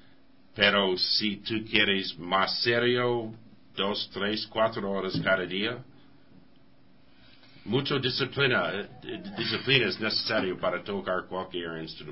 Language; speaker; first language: Spanish; non-native, learner; English